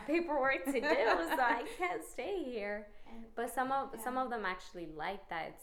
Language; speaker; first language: English; early bilingual, other home language; Spanish